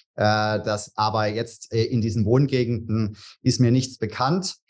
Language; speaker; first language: German; native; German